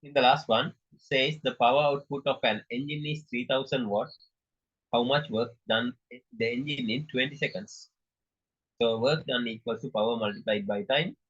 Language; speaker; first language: English; non-native, local second language; Sinhala